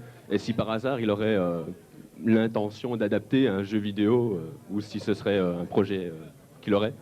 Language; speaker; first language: French; native; French